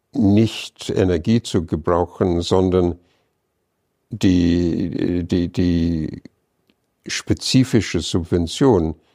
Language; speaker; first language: German; non-native, fluent; English